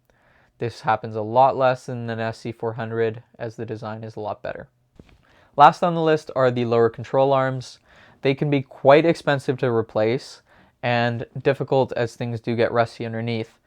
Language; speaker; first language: English; native; English